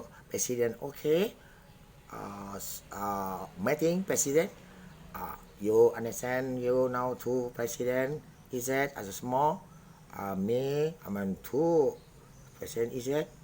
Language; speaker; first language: English; non-native, learner; Indonesian